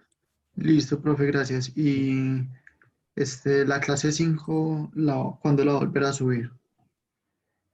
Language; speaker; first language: Spanish; native; Spanish